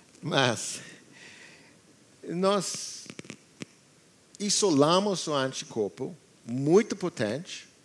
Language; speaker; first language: Portuguese; non-native, learner; English